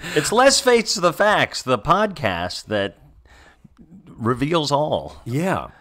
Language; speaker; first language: English; native; English